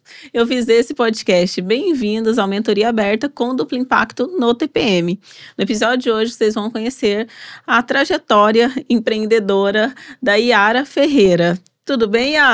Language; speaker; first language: Portuguese; native; Portuguese